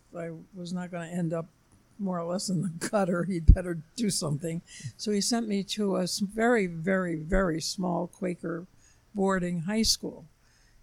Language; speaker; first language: English; native; English